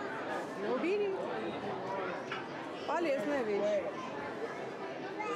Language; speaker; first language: Russian; native; Russian